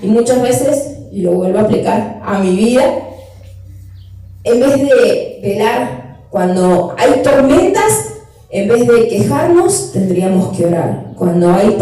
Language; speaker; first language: Spanish; native; Spanish